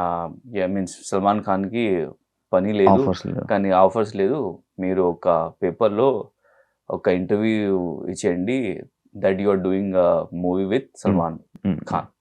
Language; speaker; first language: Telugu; non-native, learner; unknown